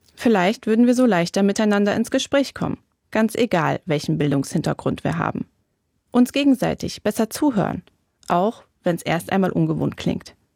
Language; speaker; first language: German; native; German